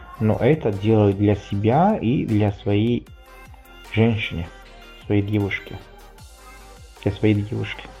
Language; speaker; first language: Russian; non-native, fluent; Italian